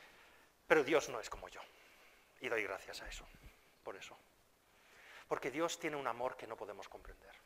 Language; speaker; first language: Spanish; non-native, fluent; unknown